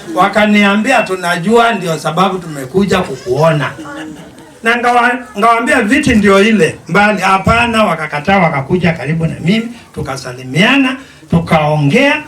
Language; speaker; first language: Swahili; non-native, local second language; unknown